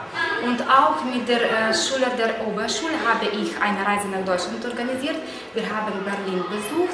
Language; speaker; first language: German; non-native, fluent; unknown